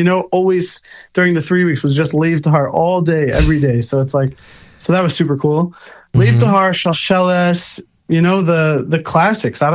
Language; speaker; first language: English; native; English